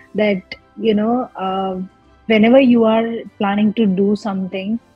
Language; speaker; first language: English; non-native, local second language; Gujarati